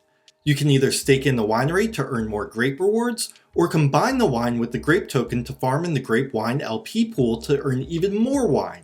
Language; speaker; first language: English; native; English